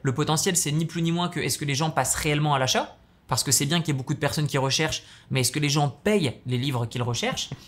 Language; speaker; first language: French; native; French